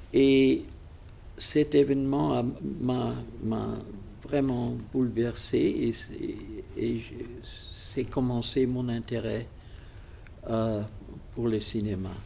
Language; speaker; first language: French; non-native, fluent; German